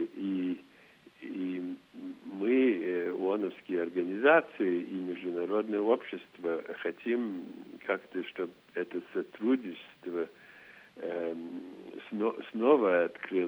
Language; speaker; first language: Russian; non-native, fluent; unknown